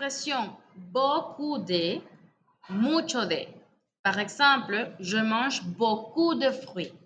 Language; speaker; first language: French; non-native, fluent; Spanish